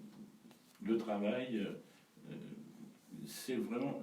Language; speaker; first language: French; native; French